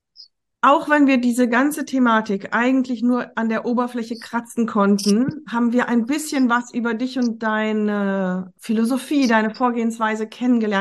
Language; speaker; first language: German; native; German